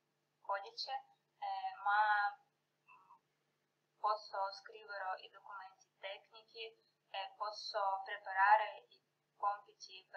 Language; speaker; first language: Italian; non-native, learner; Russian